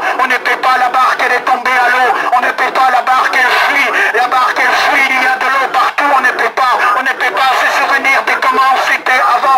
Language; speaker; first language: French; native; French